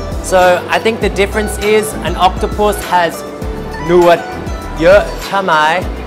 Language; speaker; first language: English; native; English